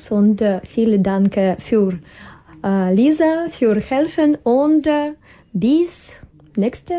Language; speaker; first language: German; non-native, learner; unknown